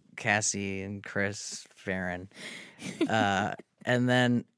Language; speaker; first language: English; native; English